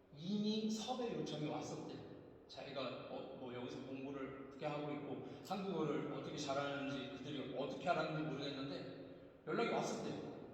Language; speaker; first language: Korean; native; Korean